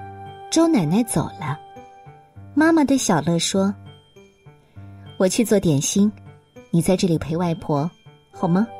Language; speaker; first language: Chinese; native; Chinese